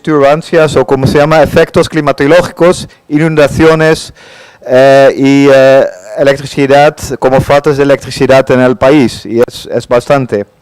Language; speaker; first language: Spanish; non-native, fluent; Dutch